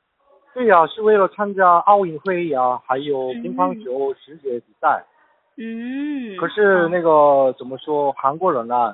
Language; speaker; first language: Chinese; non-native, learner; Korean